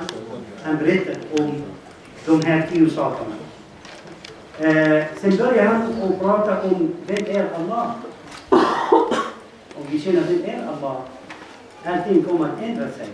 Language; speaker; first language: Swedish; non-native, fluent; Arabic